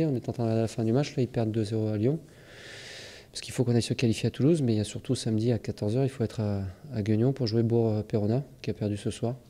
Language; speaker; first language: French; native; French